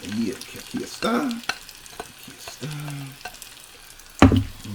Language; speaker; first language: Spanish; non-native, learner; English